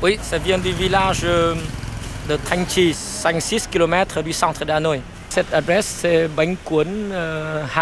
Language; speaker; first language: French; non-native, fluent; Vietnamese